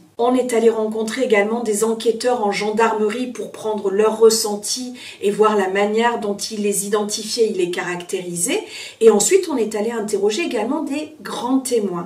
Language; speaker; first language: French; native; French